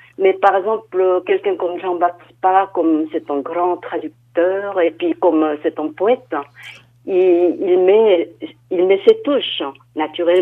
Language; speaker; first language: French; non-native, fluent; Korean